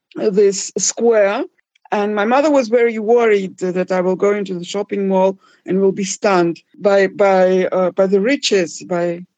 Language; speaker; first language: English; non-native, fluent; German